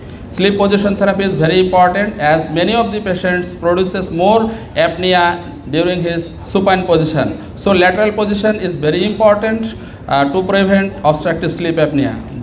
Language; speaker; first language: English; non-native, local second language; Bangla